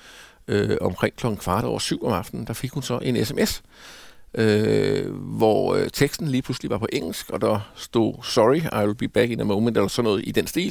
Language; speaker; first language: Danish; native; Danish